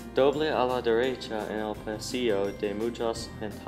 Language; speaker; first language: Spanish; non-native, learner; English